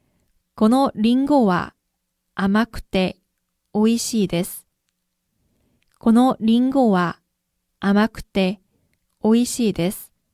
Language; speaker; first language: Japanese; non-native, fluent; Korean